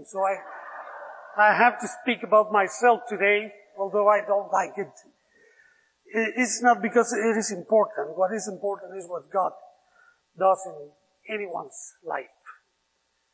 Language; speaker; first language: English; non-native, fluent; Spanish